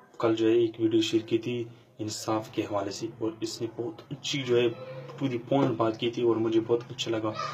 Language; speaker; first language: Urdu; non-native, local second language; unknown